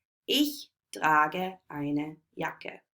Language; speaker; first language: German; non-native, fluent; English